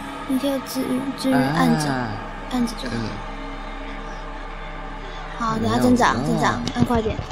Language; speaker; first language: Chinese; native; Chinese